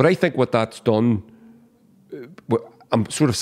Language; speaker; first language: English; native; English